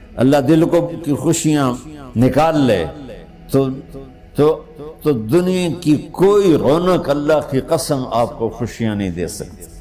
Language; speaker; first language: Urdu; non-native, local second language; Punjabi